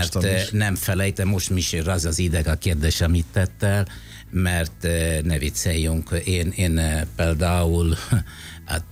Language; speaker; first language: Hungarian; non-native, fluent; Italian